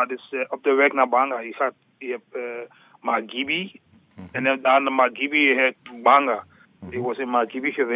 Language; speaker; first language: Dutch; non-native, learner; English